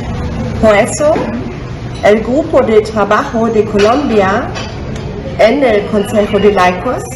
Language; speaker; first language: Spanish; non-native, fluent; German